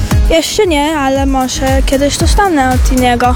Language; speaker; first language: Polish; early bilingual, heritage; Polish